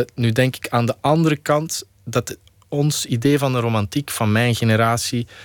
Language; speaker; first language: Dutch; native; Dutch